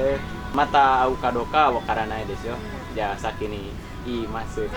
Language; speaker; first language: Japanese; non-native, learner; Indonesian